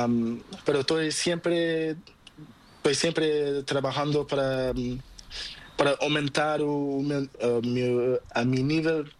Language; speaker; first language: Spanish; non-native, learner; Portuguese